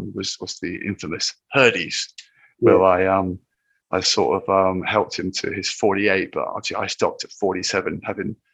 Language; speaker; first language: English; native; English